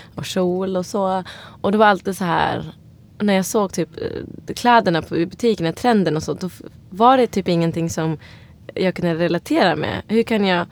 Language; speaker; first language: Swedish; early bilingual, other home language; Somali